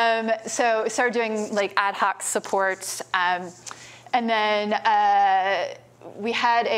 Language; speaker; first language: English; native; English